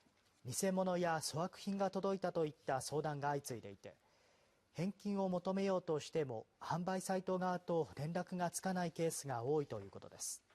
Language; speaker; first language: Japanese; native; Japanese